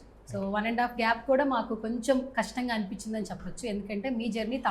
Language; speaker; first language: Telugu; native; Telugu